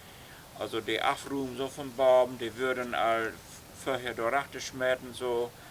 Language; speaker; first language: German; non-native, local second language; Low German